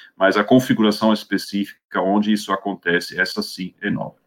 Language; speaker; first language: Portuguese; non-native, fluent; Swiss German